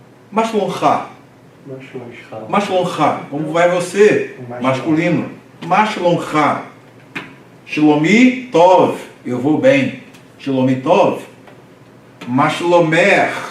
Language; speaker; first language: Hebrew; non-native, fluent; Portuguese